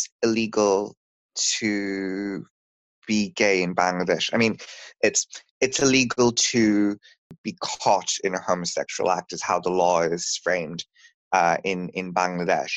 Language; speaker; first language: English; non-native, local second language; Bangla